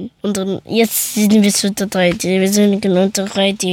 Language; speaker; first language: German; early bilingual, other home language; Persian